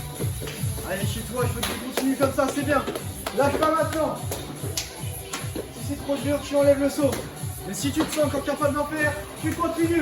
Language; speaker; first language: French; native; French